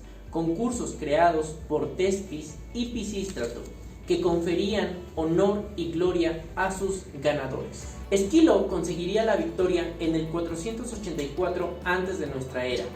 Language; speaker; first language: Spanish; native; Spanish